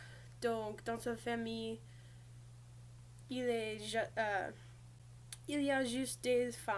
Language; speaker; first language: French; non-native, learner; English